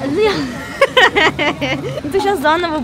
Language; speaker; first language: Russian; native; Russian